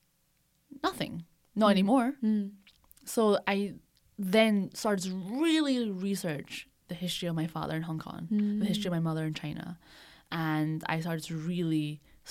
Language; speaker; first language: English; native; English